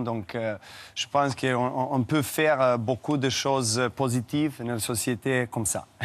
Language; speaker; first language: French; non-native, learner; Serbian